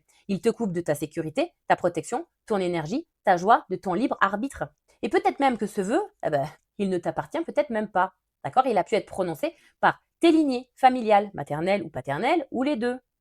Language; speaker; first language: French; native; French